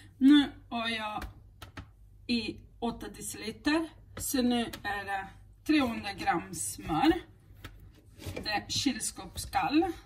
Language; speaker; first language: Swedish; native; Swedish